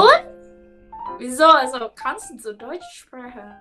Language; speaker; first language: German; non-native, fluent; Indonesian